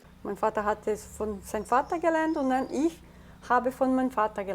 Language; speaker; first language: German; early bilingual, heritage; German